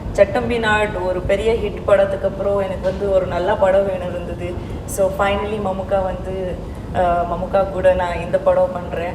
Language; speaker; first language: Tamil; non-native, local second language; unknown